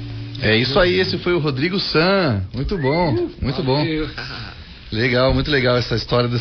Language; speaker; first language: Portuguese; native; Portuguese